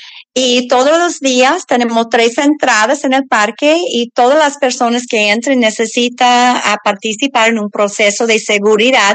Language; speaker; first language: Spanish; early bilingual, other home language; English